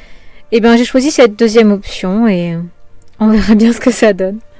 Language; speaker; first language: French; native; French